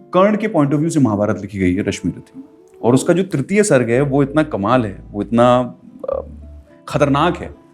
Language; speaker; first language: Hindi; native; Hindi